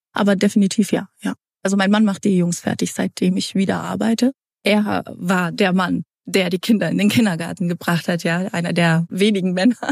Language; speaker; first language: German; early bilingual, other home language; Romanian